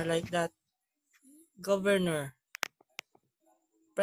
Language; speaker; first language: English; non-native, learner; Korean